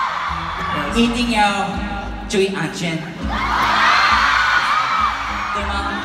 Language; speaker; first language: Chinese; non-native, learner; Korean